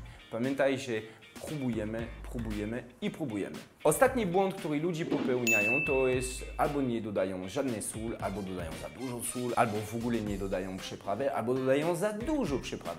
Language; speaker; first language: Polish; non-native, fluent; French